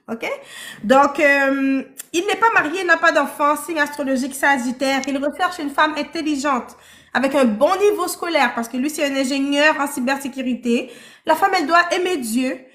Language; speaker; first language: French; early bilingual, other home language; Haitian Creole